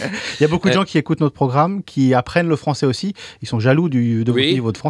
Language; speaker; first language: French; native; French